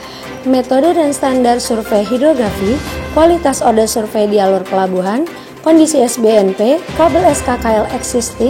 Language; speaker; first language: Indonesian; native; Indonesian